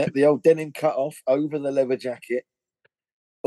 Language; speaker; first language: English; native; English